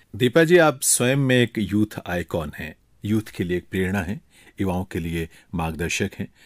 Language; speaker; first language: Hindi; native; Hindi